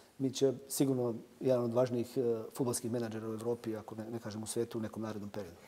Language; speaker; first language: Serbian; native; Serbian